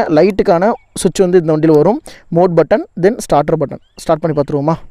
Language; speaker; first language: Tamil; native; Tamil